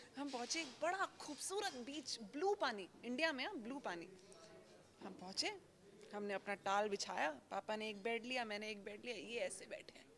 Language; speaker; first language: Hindi; native; Hindi